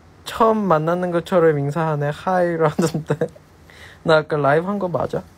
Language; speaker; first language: Korean; non-native, fluent; Chinese